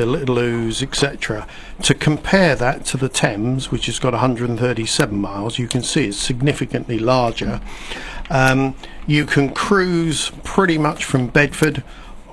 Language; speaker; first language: English; native; English